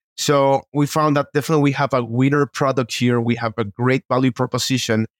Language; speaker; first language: English; non-native, fluent; Spanish